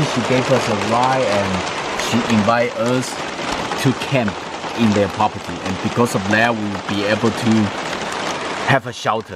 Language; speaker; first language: English; non-native, fluent; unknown